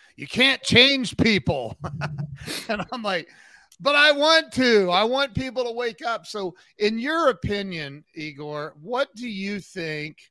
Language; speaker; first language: English; native; English